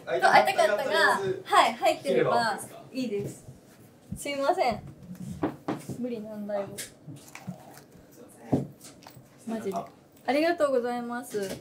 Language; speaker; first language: Japanese; native; Japanese